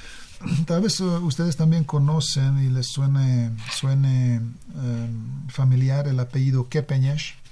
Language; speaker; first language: Spanish; non-native, fluent; Hungarian